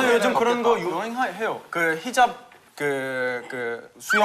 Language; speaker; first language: Korean; non-native, fluent; Arabic